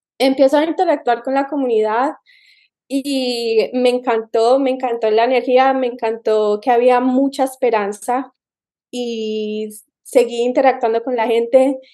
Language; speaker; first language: Spanish; early bilingual, heritage; Spanish